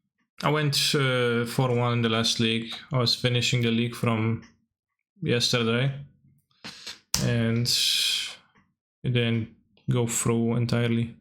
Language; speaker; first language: English; non-native, fluent; Polish